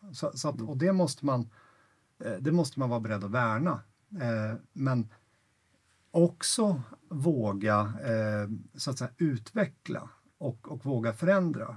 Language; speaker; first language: Swedish; native; Swedish